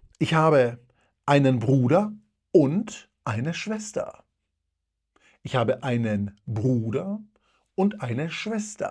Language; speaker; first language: German; non-native, fluent; Polish